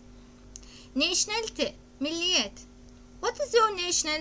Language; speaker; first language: English; non-native, fluent; Turkish